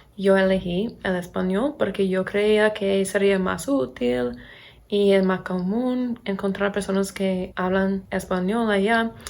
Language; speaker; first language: Spanish; non-native, fluent; English